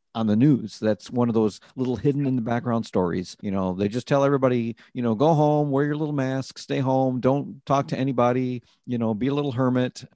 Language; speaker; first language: English; native; English